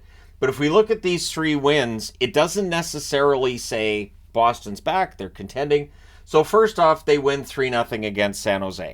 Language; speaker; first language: English; native; English